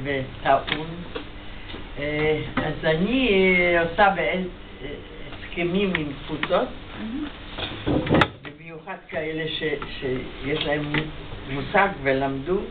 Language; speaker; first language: Hebrew; non-native, fluent; Yiddish